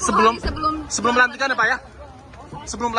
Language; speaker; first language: Indonesian; native; Indonesian